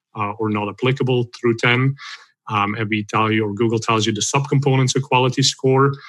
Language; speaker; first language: English; non-native, fluent; Dutch